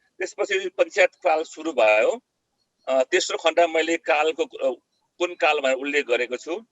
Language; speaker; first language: Nepali; non-native, local second language; Eastern Tamang